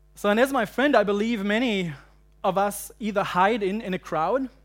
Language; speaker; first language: English; non-native, fluent; German